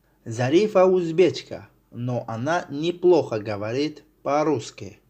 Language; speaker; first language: Russian; non-native, fluent; Tajik